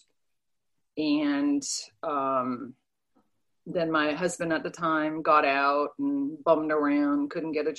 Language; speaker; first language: English; non-native, fluent; Danish